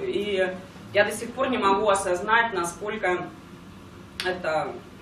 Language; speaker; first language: Russian; non-native, local second language; Georgian